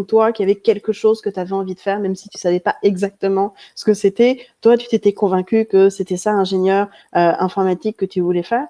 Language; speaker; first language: French; native; French